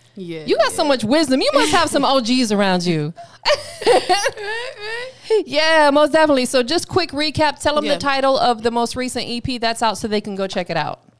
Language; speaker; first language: English; native; English